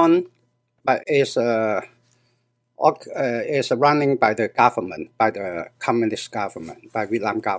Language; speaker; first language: English; non-native, learner; Cantonese